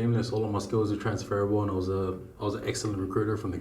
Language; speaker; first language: English; native; English